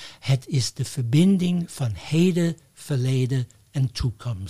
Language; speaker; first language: Dutch; non-native, fluent; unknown